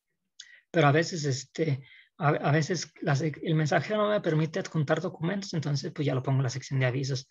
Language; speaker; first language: Spanish; native; Spanish